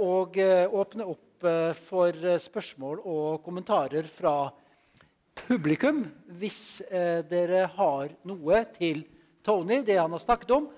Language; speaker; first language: Norwegian; native; Norwegian